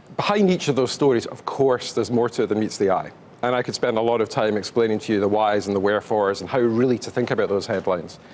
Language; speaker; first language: English; native; English